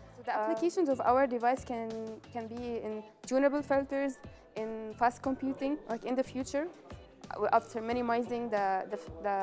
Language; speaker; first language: English; non-native, fluent; Arabic